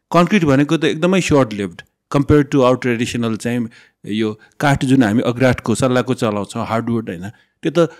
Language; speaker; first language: Nepali; non-native, local second language; Newari